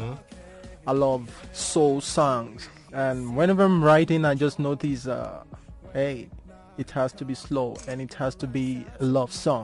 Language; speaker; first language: English; non-native, local second language; Yoruba